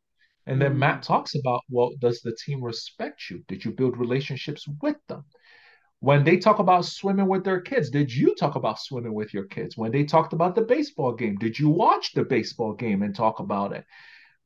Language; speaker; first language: English; non-native, local second language; Yoruba